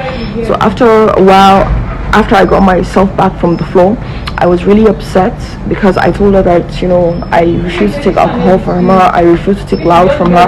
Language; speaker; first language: English; non-native, local second language; Hausa